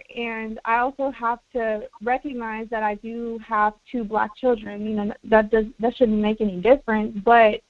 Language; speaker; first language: English; early bilingual, other home language; Spanish